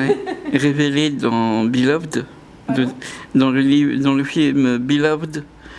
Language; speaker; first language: French; native; French